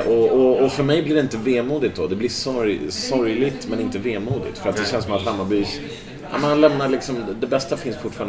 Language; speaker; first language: Swedish; native; Swedish